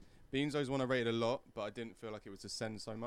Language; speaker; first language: English; native; English